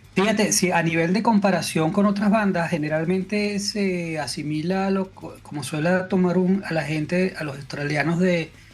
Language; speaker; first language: Spanish; native; Spanish